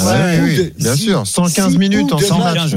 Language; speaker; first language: French; native; French